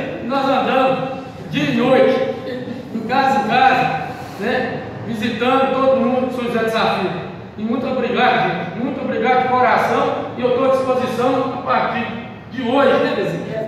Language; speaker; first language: Portuguese; native; Portuguese